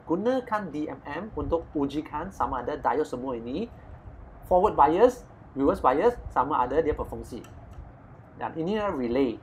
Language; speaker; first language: Malay; non-native, local second language; Chinese